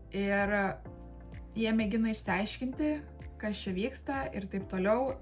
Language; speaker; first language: Lithuanian; native; Lithuanian